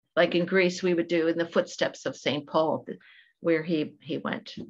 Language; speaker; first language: English; native; English